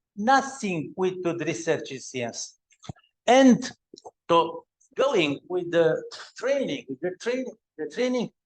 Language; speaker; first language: English; non-native, learner; Romanian